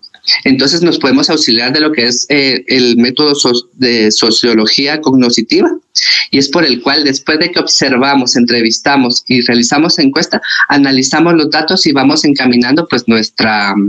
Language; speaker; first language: Spanish; native; Spanish